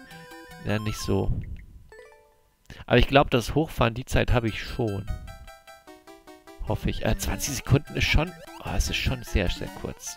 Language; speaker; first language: German; native; German